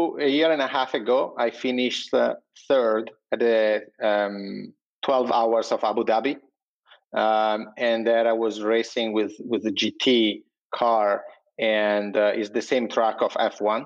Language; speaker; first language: English; non-native, fluent; Italian